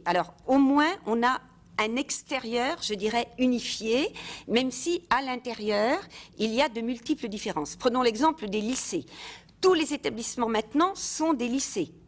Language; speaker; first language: French; native; French